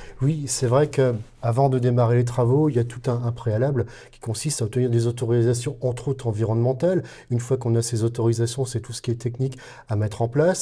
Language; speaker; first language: French; native; French